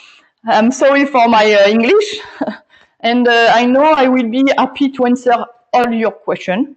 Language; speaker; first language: English; non-native, learner; French